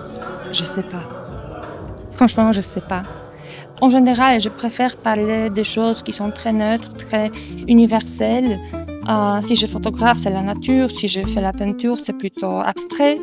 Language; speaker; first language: French; non-native, fluent; Polish